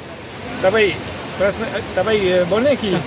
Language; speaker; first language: Nepali; non-native, learner; French